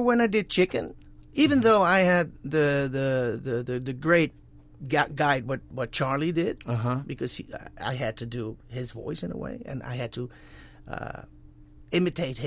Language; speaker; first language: English; non-native, fluent; Dutch